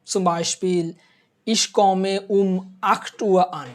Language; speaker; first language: German; non-native, fluent; Bangla